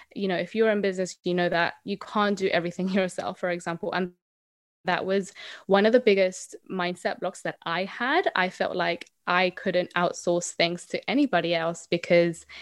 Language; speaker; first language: English; non-native, fluent; Spanish